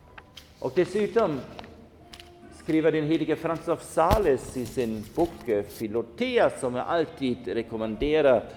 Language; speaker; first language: Swedish; non-native, fluent; German